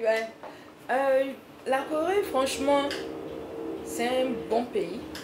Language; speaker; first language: French; non-native, fluent; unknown